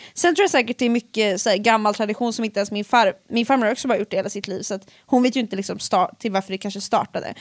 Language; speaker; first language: Swedish; early bilingual, other home language; Finnish